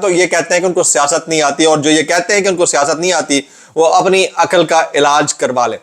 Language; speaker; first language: Urdu; native; Urdu